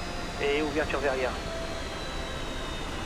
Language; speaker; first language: French; native; French